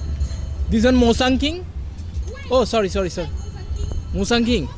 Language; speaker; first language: English; non-native, learner; Bangla